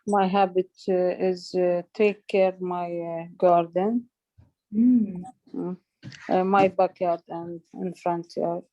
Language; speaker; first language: English; non-native, learner; Arabic